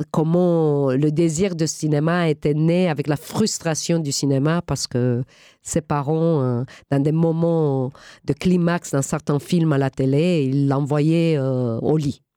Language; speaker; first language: French; non-native, fluent; Romanian